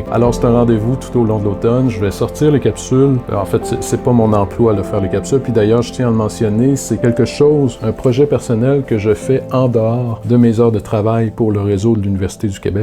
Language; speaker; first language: French; native; French